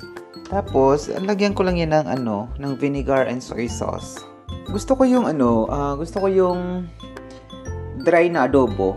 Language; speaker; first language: Filipino; native; Filipino